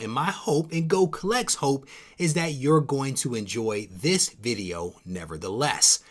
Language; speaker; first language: English; native; English